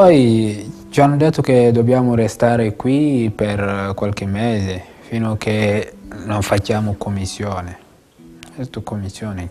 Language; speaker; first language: Italian; non-native, fluent; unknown